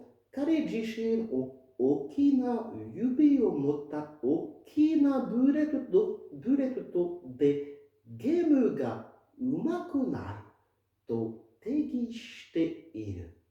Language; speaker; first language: Japanese; non-native, fluent; French